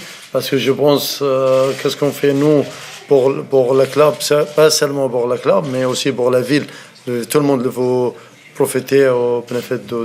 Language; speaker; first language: French; non-native, learner; Arabic